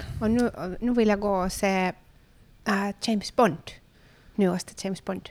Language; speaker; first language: Swedish; non-native, local second language; Finnish